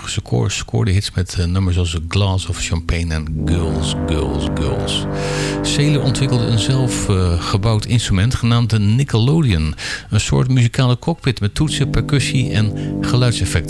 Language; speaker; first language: Dutch; native; Dutch